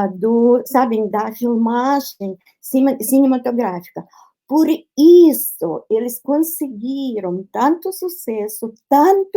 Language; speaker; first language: Portuguese; non-native, fluent; Russian